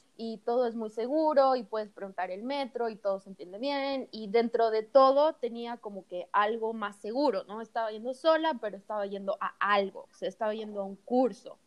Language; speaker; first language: Spanish; native; Spanish